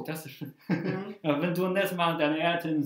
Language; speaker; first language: German; non-native, fluent; Chinese